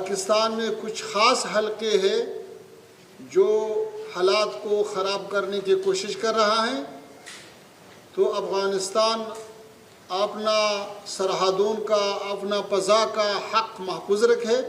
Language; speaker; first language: Hindi; non-native, fluent; Pashto